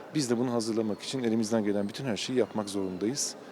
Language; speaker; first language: Turkish; native; Turkish